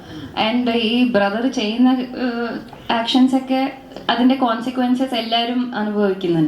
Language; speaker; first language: Malayalam; early bilingual, heritage; Malayalam